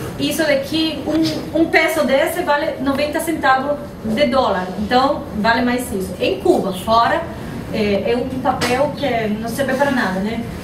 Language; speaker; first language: Portuguese; non-native, fluent; Spanish